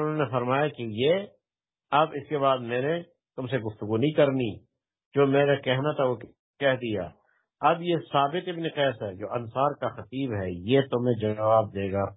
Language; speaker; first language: Urdu; non-native, local second language; Pashto